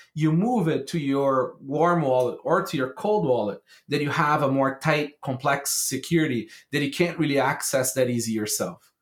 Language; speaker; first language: English; non-native, fluent; Portuguese